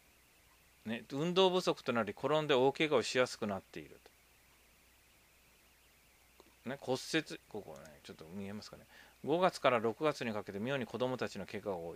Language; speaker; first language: Japanese; native; Japanese